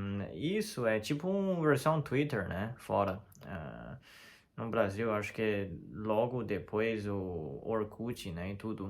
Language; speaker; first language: Portuguese; non-native, fluent; Chinese